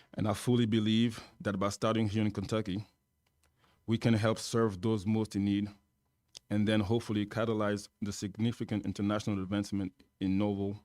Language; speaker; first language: English; non-native, fluent; French